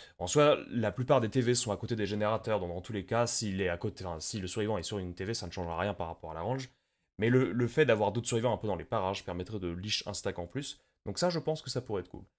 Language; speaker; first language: French; native; French